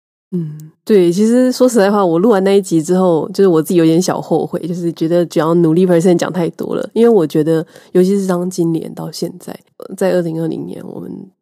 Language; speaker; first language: Chinese; native; Chinese